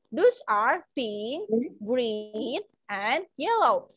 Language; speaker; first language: English; non-native, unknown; Indonesian